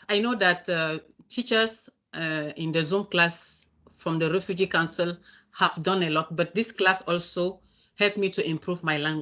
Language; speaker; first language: English; non-native, learner; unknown